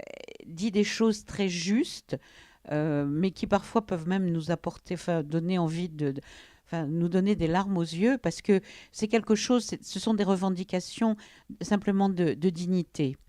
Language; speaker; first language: French; native; French